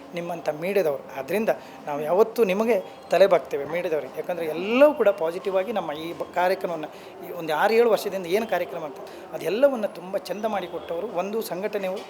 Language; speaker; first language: Kannada; native; Kannada